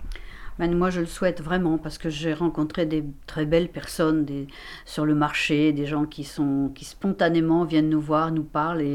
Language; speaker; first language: French; native; French